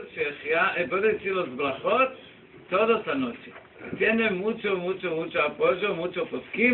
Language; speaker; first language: Spanish; non-native, learner; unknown